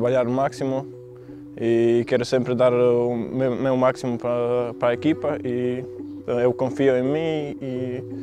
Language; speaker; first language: Portuguese; non-native, fluent; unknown